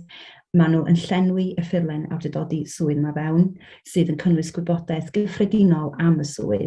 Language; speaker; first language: Welsh; native; Welsh